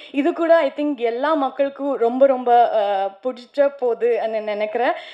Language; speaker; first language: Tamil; non-native, learner; Kannada